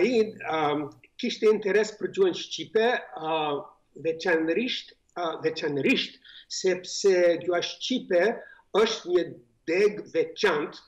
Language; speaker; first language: Albanian; non-native, fluent; English